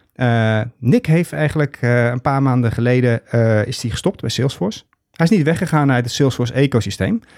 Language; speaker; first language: Dutch; native; Dutch